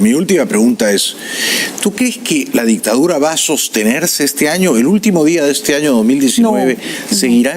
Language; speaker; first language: Spanish; native; Spanish